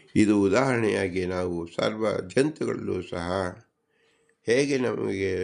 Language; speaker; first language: Kannada; native; Kannada